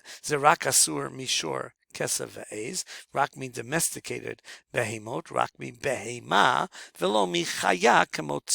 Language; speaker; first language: Hebrew; non-native, fluent; English